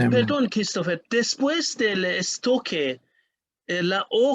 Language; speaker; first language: Spanish; non-native, learner; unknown